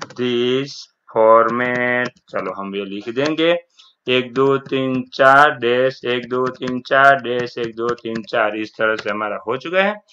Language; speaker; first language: Hindi; non-native, local second language; Gujarati